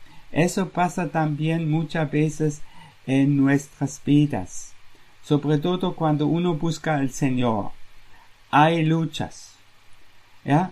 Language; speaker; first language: Spanish; non-native, fluent; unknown